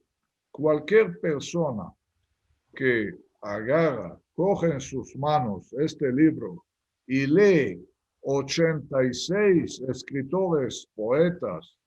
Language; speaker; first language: Spanish; non-native, fluent; Hebrew